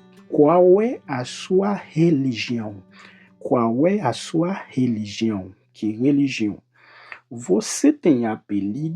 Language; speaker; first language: Portuguese; non-native, learner; Haitian Creole